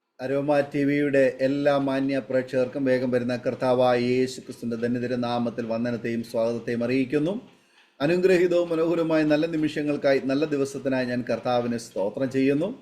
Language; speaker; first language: Malayalam; native; Malayalam